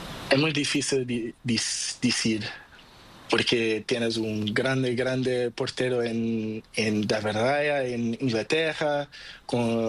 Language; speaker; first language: Spanish; non-native, learner; Portuguese